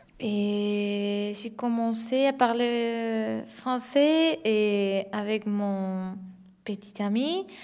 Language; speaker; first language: French; non-native, learner; Spanish